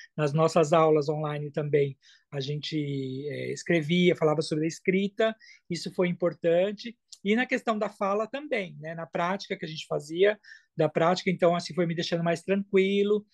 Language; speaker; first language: Portuguese; native; Portuguese